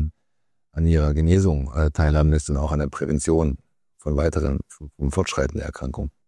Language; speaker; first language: German; native; German